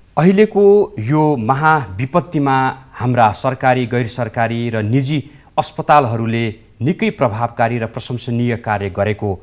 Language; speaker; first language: Nepali; native; Nepali